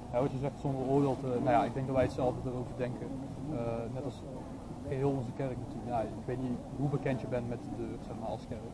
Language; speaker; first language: Dutch; native; Dutch